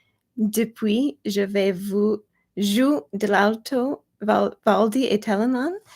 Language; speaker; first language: French; non-native, learner; English